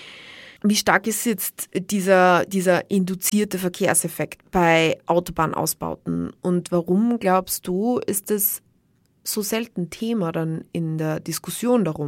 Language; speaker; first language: German; native; German